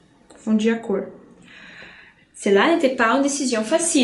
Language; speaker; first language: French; non-native, fluent; Portuguese